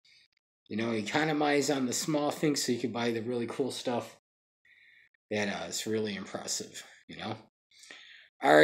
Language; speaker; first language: English; native; English